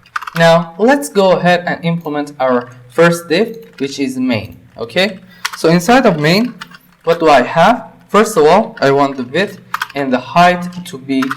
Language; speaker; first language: English; non-native, fluent; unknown